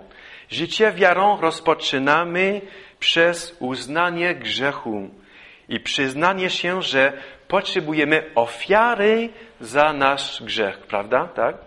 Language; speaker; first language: Polish; non-native, fluent; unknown